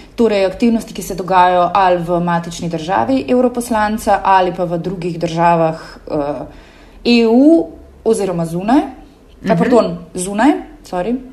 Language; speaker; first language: Slovenian; native; Slovenian